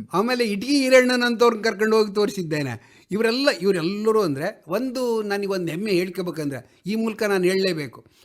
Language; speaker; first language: Kannada; native; Kannada